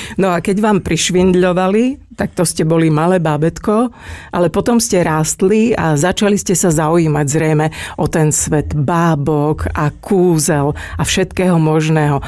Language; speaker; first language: Slovak; native; Slovak